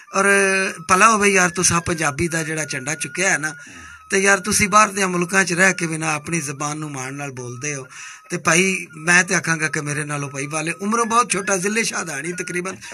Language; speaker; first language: Punjabi; native; Punjabi